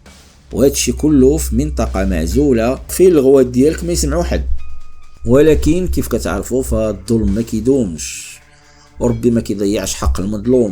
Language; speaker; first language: Arabic; native; Arabic